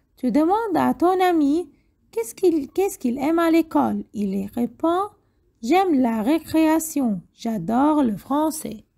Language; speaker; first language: French; non-native, fluent; Arabic